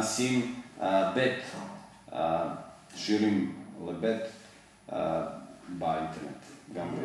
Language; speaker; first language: Hebrew; non-native, learner; Serbian